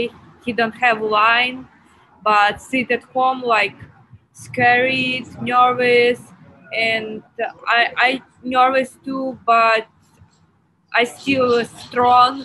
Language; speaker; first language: English; non-native, learner; Ukrainian